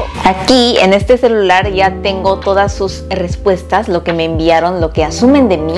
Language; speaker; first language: Spanish; early bilingual, other home language; Korean